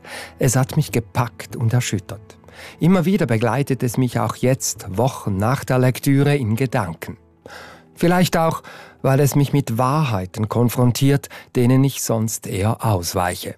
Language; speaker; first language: German; native; German